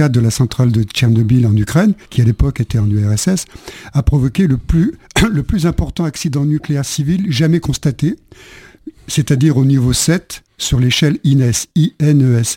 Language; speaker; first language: French; native; French